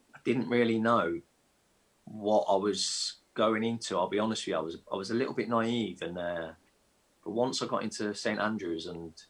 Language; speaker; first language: English; native; English